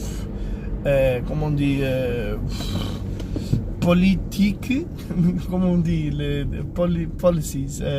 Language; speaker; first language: French; non-native, fluent; Portuguese